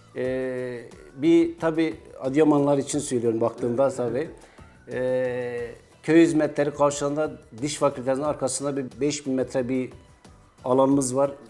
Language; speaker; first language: Turkish; native; Turkish